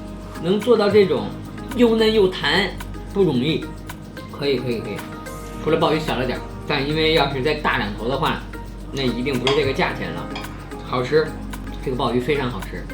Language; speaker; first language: Chinese; native; Chinese